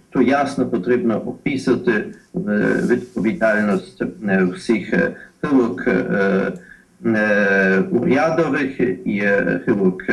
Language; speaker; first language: Ukrainian; non-native, fluent; Polish